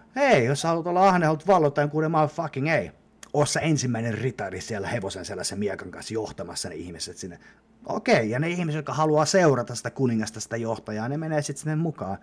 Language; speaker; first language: Finnish; native; Finnish